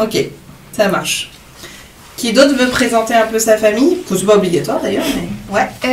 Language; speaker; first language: French; native; French